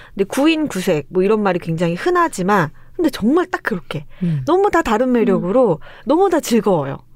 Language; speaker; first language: Korean; native; Korean